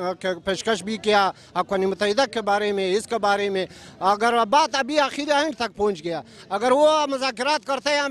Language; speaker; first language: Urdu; non-native, local second language; Pashto